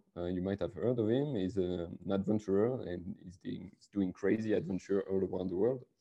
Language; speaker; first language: English; non-native, fluent; French